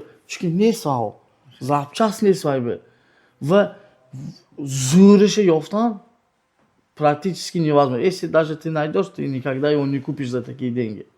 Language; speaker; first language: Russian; non-native, local second language; Tajik